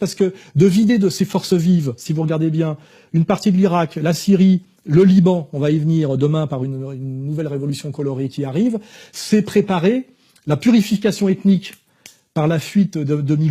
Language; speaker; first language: French; native; French